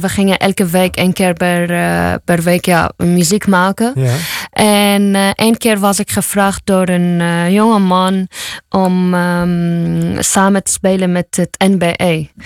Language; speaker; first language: Dutch; non-native, fluent; Arabic